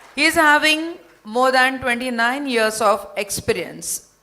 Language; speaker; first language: English; non-native, local second language; Marathi